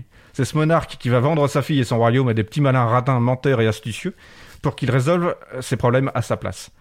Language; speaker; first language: French; native; French